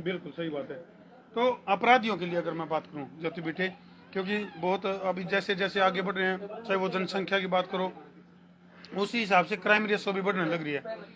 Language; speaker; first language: Hindi; native; Hindi